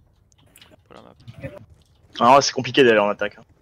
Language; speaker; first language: French; native; French